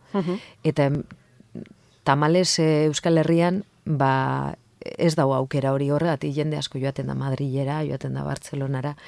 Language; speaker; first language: Basque; non-native, local second language; Spanish